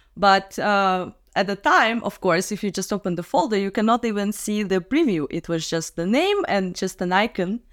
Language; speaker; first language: English; non-native, fluent; Russian